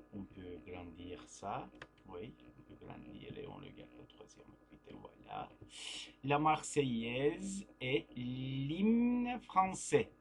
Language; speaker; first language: French; non-native, fluent; Turkish